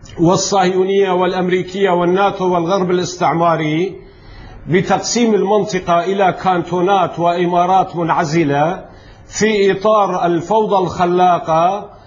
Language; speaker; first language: Arabic; non-native, local second language; Kurdish